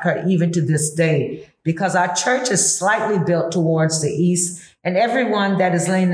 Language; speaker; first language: English; early bilingual, other home language; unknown